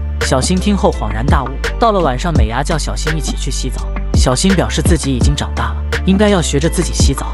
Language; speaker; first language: Chinese; native; Chinese